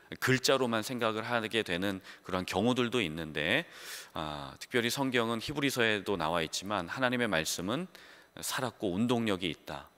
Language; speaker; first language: Korean; native; Korean